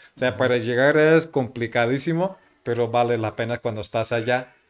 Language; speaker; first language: Spanish; non-native, fluent; English